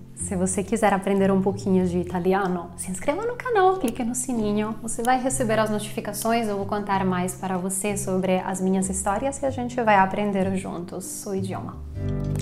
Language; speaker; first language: Portuguese; non-native, fluent; Italian